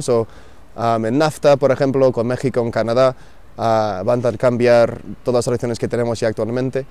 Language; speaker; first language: Spanish; non-native, fluent; English